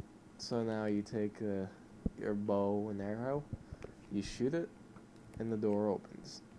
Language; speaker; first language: English; native; English